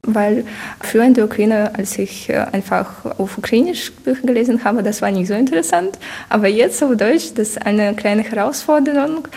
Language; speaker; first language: German; non-native, fluent; Ukrainian